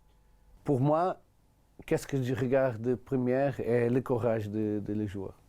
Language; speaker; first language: French; non-native, learner; Portuguese